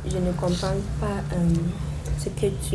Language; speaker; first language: French; non-native, learner; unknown